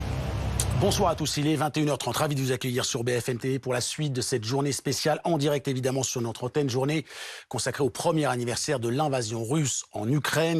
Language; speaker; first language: French; native; French